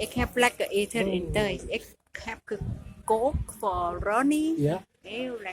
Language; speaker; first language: Dutch; non-native, learner; Thai